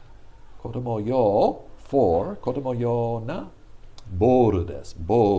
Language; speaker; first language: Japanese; non-native, fluent; English